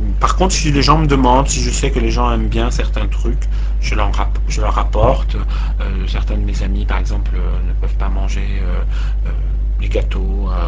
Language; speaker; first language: French; non-native, local second language; Arabic